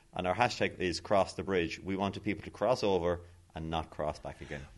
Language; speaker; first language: English; native; English